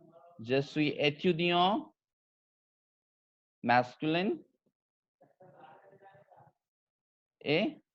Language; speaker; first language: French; non-native, fluent; Hindi